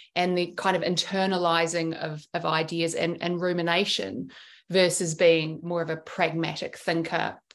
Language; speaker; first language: English; native; English